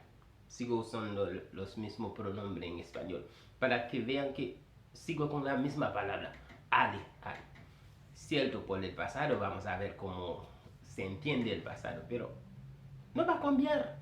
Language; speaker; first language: Spanish; non-native, fluent; Haitian Creole